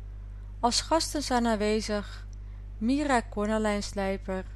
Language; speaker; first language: Dutch; native; Dutch